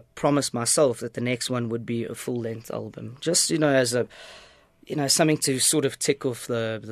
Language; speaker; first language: English; native; English